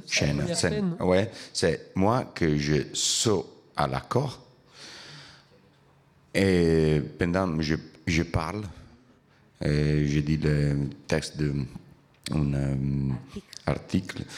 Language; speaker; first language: French; non-native, learner; Italian